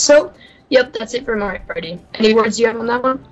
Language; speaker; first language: English; native; English